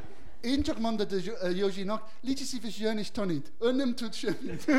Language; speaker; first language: Hungarian; non-native, learner; English